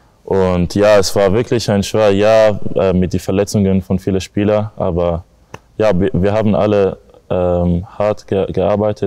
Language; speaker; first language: German; non-native, learner; English